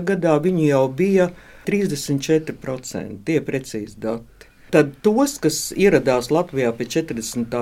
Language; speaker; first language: Latvian; native; Latvian